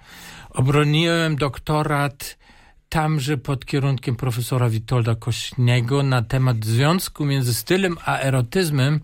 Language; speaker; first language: Polish; non-native, fluent; German